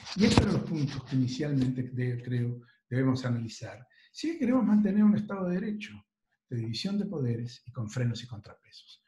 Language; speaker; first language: Spanish; native; Spanish